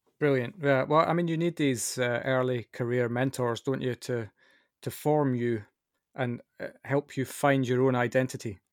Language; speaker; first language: English; native; English